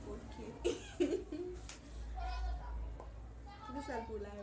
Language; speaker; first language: French; non-native, learner; Haitian Creole